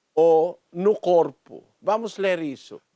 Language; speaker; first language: Portuguese; non-native, learner; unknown